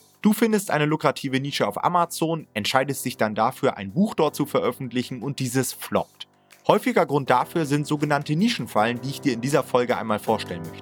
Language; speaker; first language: German; native; German